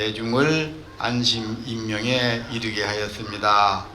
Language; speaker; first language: Korean; native; Korean